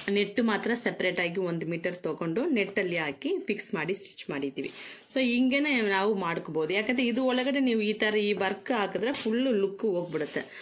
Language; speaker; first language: Kannada; non-native, local second language; Tamil